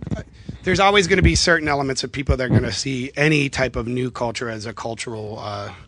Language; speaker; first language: English; native; English